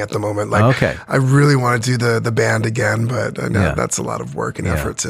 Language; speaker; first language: English; native; English